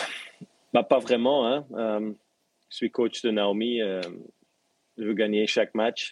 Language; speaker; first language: French; non-native, local second language; Dutch